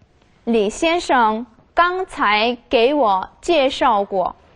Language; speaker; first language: Chinese; non-native, fluent; Korean